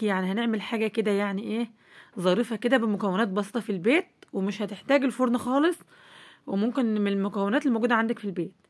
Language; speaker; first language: Arabic; native; Arabic